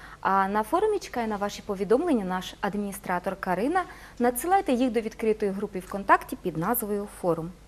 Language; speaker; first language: Ukrainian; non-native, local second language; Russian